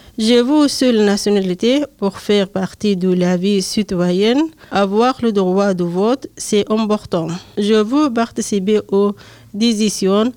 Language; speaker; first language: French; non-native, learner; Arabic